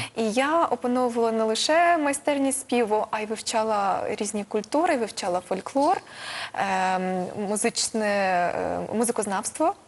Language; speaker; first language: Ukrainian; non-native, local second language; Russian